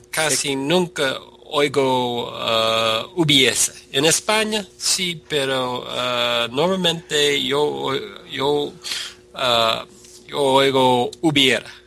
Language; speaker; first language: Spanish; non-native, learner; English